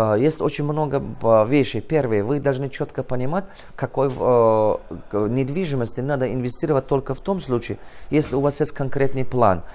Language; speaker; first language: Russian; non-native, local second language; Tajik